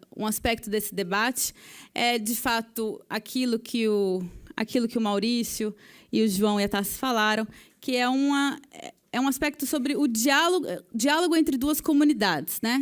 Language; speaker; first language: Portuguese; native; Portuguese